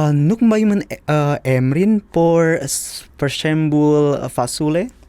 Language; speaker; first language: Albanian; non-native, learner; Indonesian